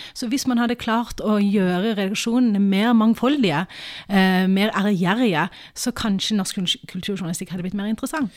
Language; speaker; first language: Norwegian; early bilingual, other home language; Urdu